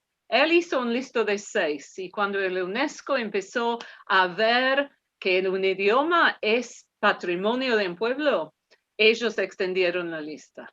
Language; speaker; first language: Spanish; non-native, fluent; English